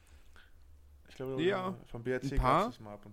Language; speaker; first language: German; native; German